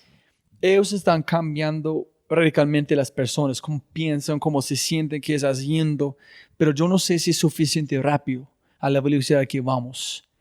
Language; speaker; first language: Spanish; non-native, fluent; English